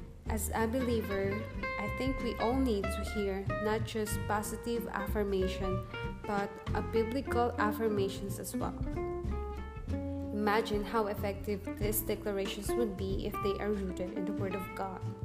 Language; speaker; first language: English; non-native, local second language; Hiligaynon